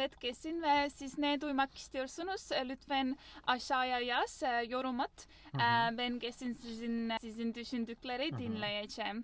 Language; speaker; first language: Turkish; non-native, fluent; Estonian